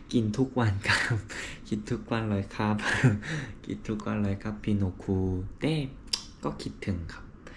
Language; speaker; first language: Thai; non-native, learner; Korean